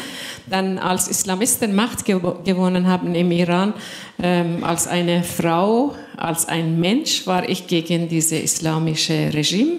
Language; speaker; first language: German; non-native, fluent; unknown